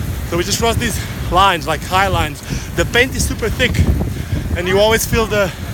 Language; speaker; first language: English; non-native, fluent; Portuguese